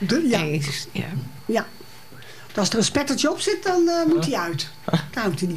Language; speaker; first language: Dutch; native; Dutch